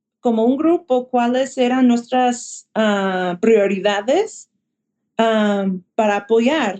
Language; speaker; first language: Spanish; early bilingual, heritage; Spanish